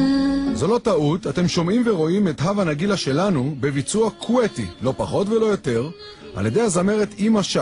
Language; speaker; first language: Hebrew; native; Hebrew